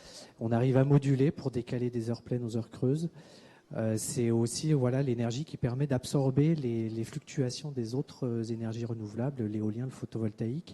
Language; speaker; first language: French; native; French